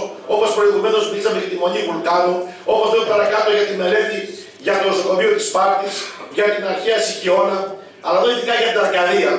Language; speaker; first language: Greek; native; Greek